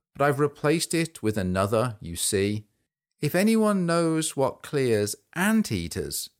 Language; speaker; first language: English; native; English